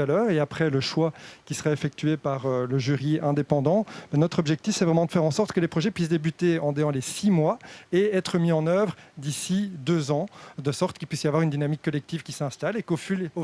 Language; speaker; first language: French; native; French